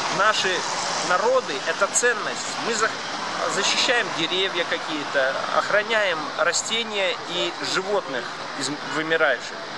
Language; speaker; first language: Russian; non-native, local second language; Latvian